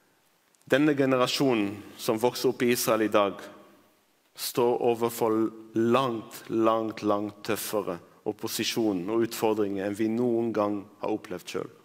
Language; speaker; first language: Norwegian; non-native, fluent; Arabic